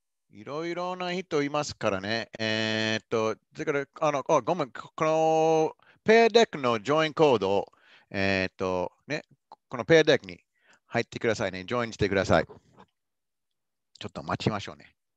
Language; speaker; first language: Japanese; non-native, fluent; English